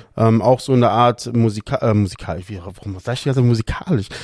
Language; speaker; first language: German; early bilingual, other home language; Portuguese